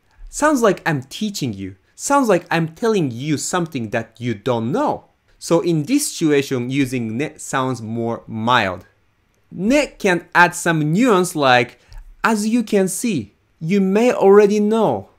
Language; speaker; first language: English; non-native, fluent; Japanese